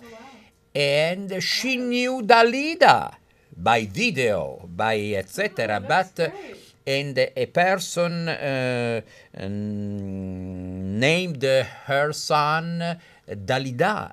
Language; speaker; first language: English; non-native, fluent; Italian